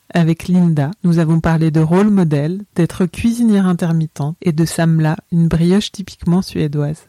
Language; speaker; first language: French; native; French